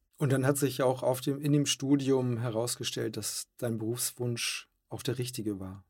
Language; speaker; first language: German; native; German